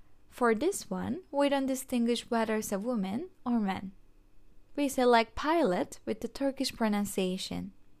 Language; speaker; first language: English; non-native, fluent; Turkish